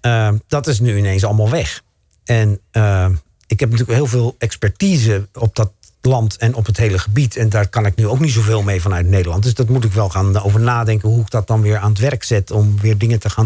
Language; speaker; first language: Dutch; native; Dutch